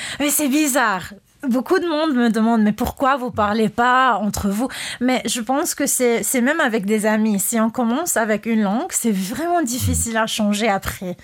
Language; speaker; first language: French; non-native, fluent; English